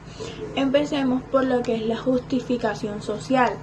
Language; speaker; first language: Spanish; native; Spanish